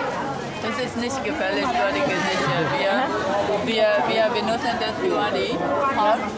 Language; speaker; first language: German; non-native, learner; Burmese